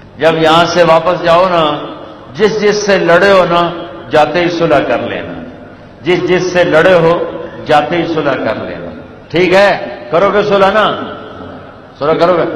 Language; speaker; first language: Urdu; non-native, local second language; Punjabi